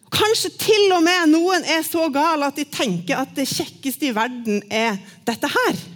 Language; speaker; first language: Norwegian; native; Norwegian